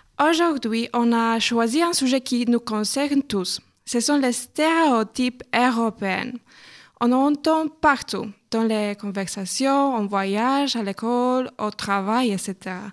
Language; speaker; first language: French; non-native, fluent; Polish